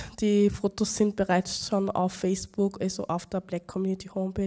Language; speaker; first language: German; native; German